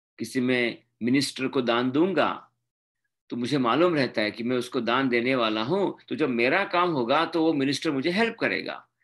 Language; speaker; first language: Hindi; non-native, local second language; Marathi